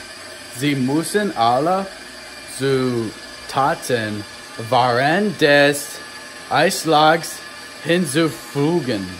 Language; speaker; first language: German; non-native, learner; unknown